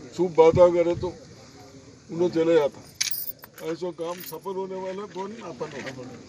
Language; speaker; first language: Hindi; non-native, local second language; Telugu